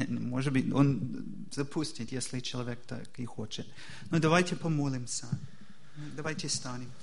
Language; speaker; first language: Russian; non-native, fluent; English